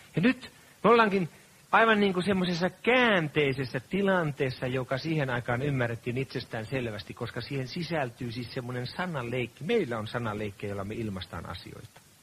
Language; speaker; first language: Finnish; native; Finnish